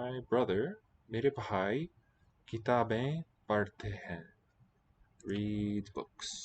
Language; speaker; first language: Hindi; non-native, learner; English